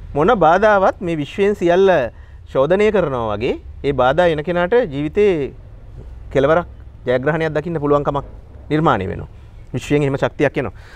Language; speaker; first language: Sinhala; native; Sinhala